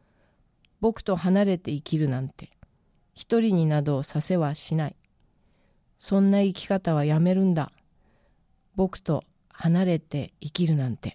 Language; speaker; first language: Japanese; native; Japanese